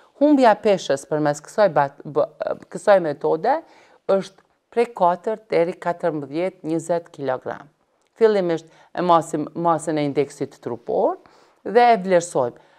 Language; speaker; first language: Albanian; native; Albanian